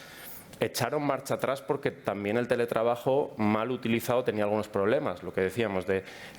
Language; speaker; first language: Spanish; native; Spanish